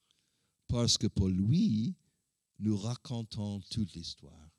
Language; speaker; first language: French; non-native, learner; English